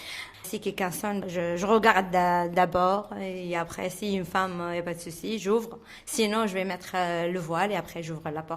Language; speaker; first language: French; non-native, fluent; Arabic